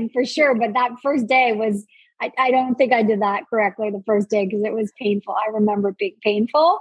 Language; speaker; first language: English; native; English